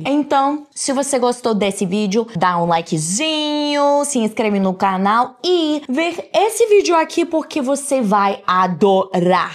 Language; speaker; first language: Portuguese; non-native, fluent; English